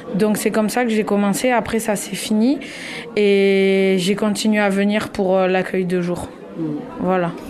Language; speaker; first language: French; native; French